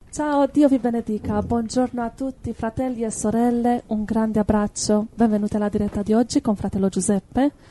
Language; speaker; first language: Italian; non-native, fluent; Hungarian